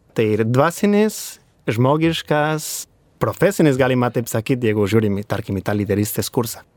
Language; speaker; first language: Lithuanian; non-native, fluent; Spanish